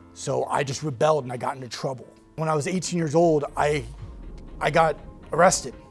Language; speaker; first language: English; native; English